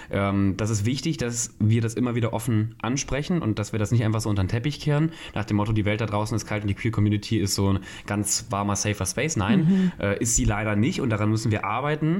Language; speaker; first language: German; native; German